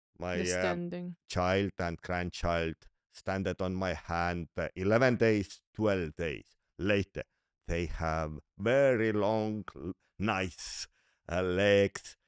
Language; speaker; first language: English; non-native, learner; Estonian